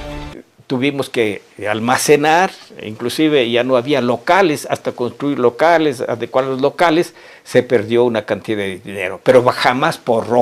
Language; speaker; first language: Spanish; native; Spanish